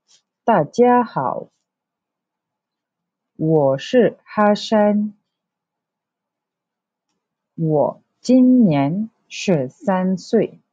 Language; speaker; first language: Chinese; non-native, local second language; Malay